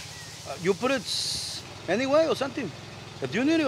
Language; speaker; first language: English; non-native, learner; Spanish